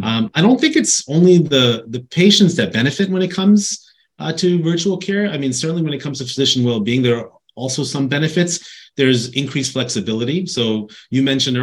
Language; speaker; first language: English; native; English